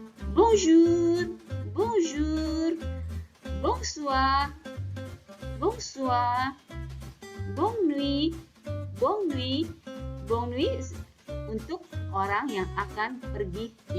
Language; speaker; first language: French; non-native, fluent; Indonesian